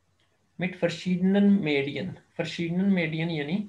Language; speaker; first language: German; non-native, fluent; Urdu